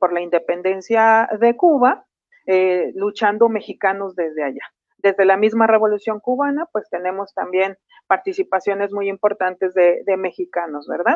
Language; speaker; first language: Spanish; native; Spanish